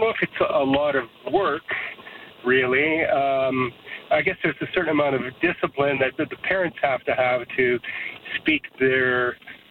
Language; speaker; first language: English; non-native, fluent; Serbian